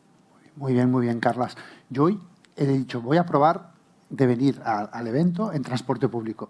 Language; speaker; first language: Spanish; native; Spanish